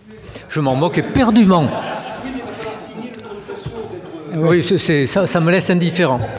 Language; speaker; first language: French; native; French